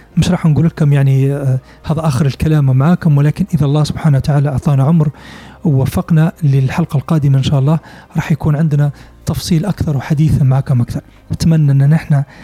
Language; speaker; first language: Arabic; native; Arabic